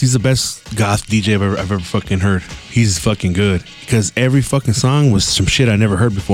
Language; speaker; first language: English; early bilingual, other home language; Spanish